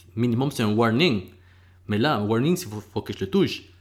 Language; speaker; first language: French; early bilingual, other home language; Spanish